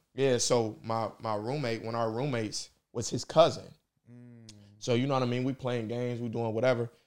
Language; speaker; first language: English; native; English